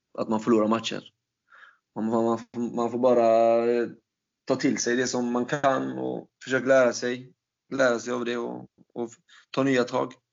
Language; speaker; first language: Swedish; early bilingual, other home language; Turkish